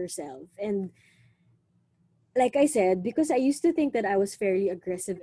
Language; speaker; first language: English; non-native, local second language; Filipino